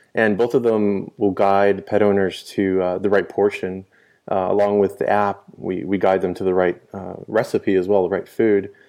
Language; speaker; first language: English; early bilingual, other home language; Spanish